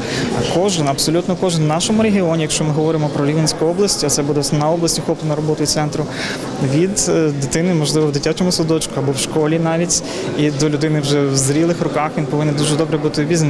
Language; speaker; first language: Ukrainian; native; Ukrainian